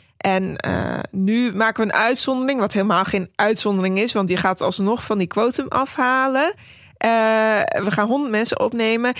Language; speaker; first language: Dutch; early bilingual, other home language; Persian